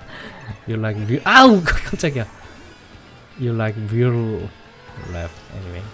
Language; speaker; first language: English; non-native, learner; Korean